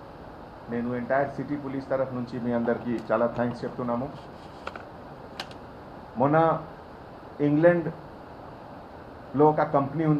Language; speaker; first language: Telugu; non-native, fluent; Hindi